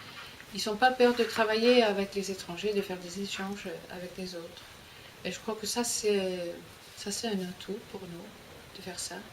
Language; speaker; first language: French; non-native, fluent; Icelandic